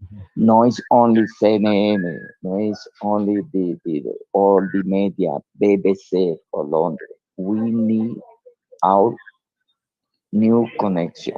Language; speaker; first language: English; non-native, learner; Spanish